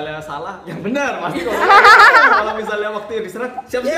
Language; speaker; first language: Indonesian; native; Indonesian